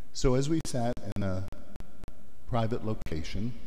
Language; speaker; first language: English; native; English